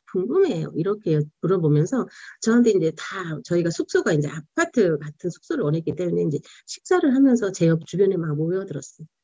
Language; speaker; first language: Korean; native; Korean